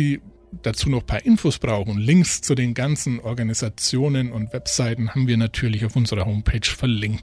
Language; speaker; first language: German; native; German